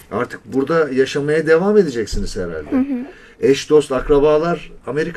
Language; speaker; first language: Turkish; native; Turkish